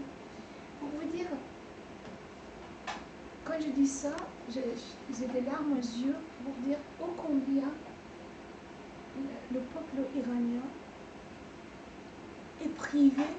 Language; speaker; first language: French; non-native, fluent; Persian